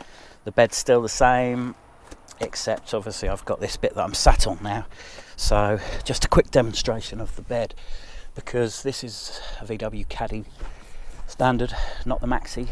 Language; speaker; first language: English; native; English